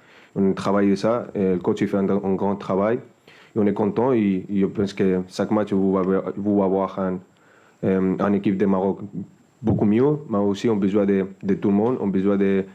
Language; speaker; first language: French; non-native, fluent; Spanish